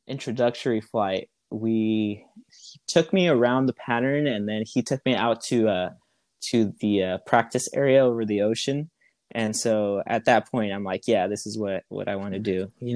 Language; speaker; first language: English; native; English